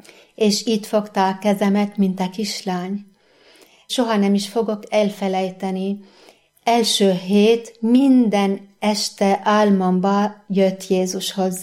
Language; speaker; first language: Hungarian; non-native, learner; Arabic